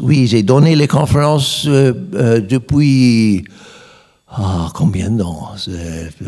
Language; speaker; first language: French; non-native, learner; English